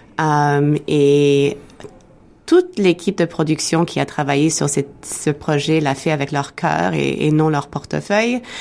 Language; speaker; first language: French; native; French